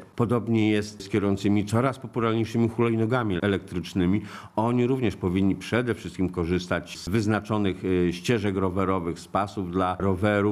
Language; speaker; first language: Polish; native; Polish